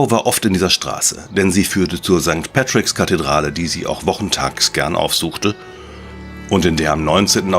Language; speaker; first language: German; native; German